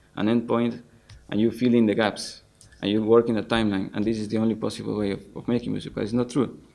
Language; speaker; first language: English; non-native, fluent; Spanish